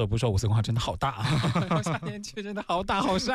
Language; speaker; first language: Chinese; native; Chinese